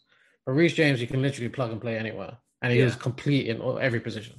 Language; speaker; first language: English; native; English